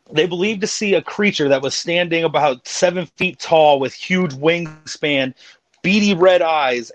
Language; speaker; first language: English; native; English